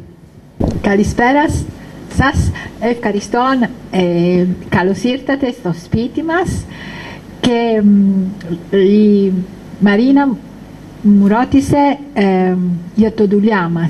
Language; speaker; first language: Greek; non-native, learner; Italian